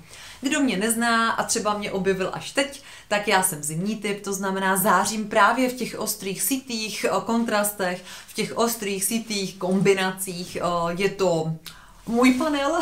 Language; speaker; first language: Czech; native; Czech